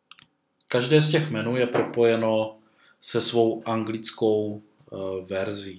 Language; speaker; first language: Czech; native; Czech